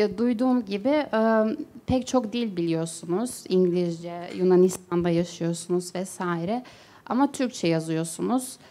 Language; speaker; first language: Turkish; non-native, fluent; Bosnian